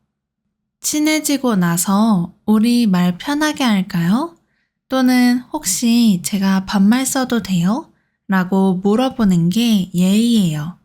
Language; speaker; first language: Korean; native; Korean